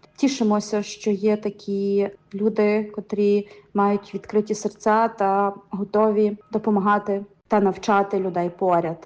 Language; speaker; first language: Ukrainian; native; Ukrainian